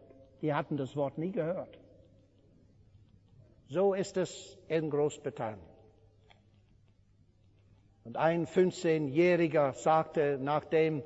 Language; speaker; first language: German; non-native, fluent; English